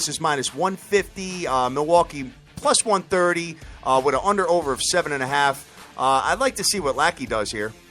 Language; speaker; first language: English; native; English